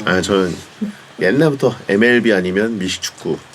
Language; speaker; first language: Korean; native; Korean